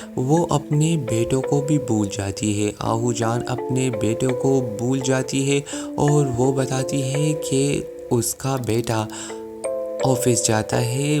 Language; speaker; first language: Urdu; native; Urdu